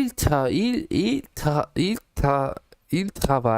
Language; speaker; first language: French; non-native, learner; English